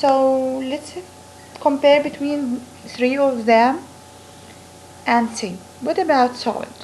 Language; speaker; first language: English; non-native, fluent; Arabic